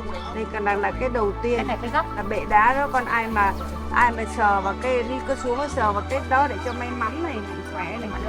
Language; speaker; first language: Vietnamese; native; Vietnamese